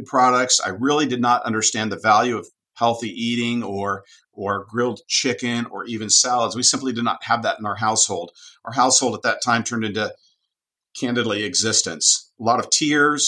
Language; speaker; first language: English; native; English